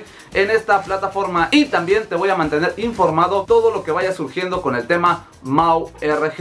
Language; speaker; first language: Spanish; native; Spanish